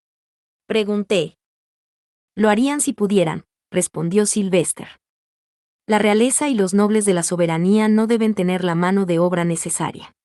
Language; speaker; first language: Spanish; native; Spanish